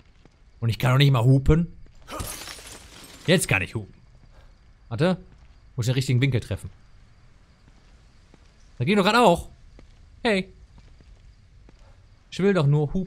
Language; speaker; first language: German; native; German